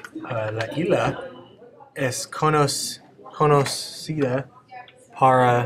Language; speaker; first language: Spanish; non-native, learner; English